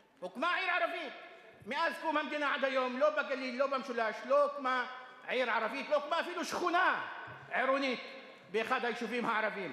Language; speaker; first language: Hebrew; non-native, local second language; Arabic